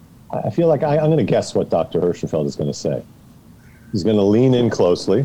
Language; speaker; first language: English; native; English